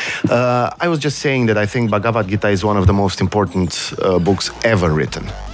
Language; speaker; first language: English; non-native, fluent; Romanian